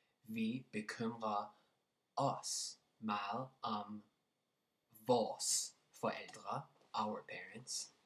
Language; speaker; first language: Danish; non-native, learner; English